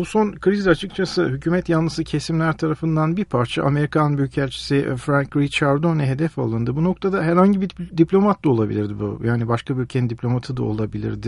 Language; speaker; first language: Turkish; native; Turkish